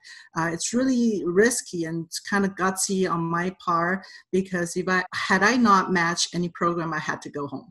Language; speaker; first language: English; non-native, fluent; Chinese